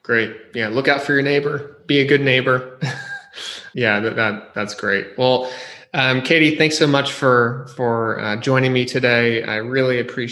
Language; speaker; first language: English; native; English